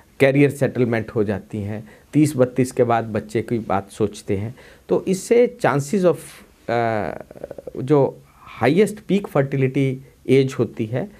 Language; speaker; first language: Hindi; non-native, local second language; Punjabi